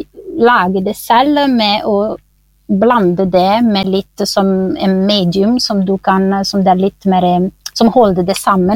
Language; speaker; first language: Norwegian; non-native, fluent; Italian